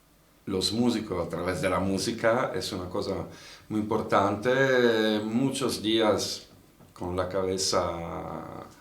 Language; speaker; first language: Spanish; non-native, fluent; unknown